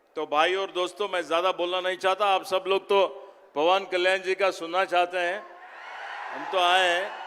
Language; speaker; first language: Hindi; non-native, local second language; Kannada